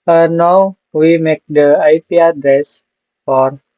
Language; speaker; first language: English; non-native, learner; Indonesian